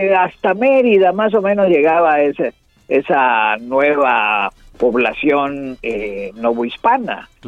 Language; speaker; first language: Spanish; native; Spanish